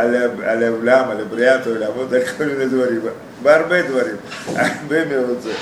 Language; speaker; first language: Hebrew; non-native, fluent; Russian